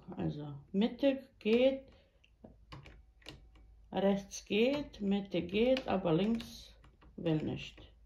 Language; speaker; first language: German; non-native, learner; Bosnian